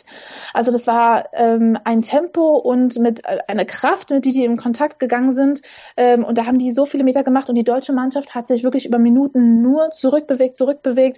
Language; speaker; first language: German; native; German